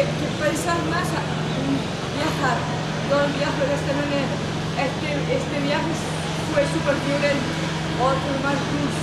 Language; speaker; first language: Spanish; non-native, learner; French